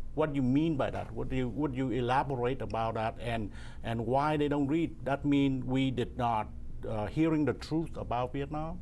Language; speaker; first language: English; non-native, learner; Vietnamese